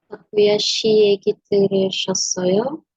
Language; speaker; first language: Korean; non-native, learner; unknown